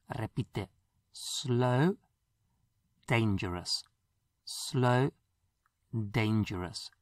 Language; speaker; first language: English; non-native, fluent; Spanish